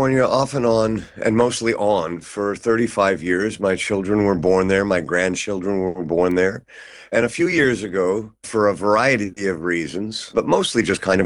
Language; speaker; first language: English; native; English